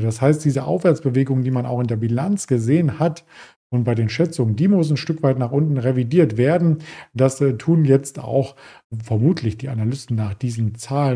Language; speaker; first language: German; native; German